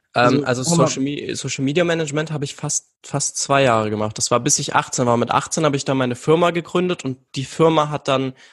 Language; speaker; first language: German; native; German